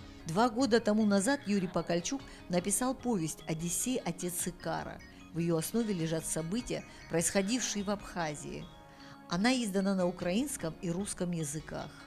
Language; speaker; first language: Russian; native; Russian